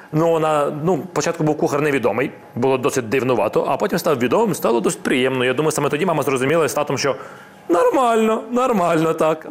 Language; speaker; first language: Ukrainian; non-native, local second language; Russian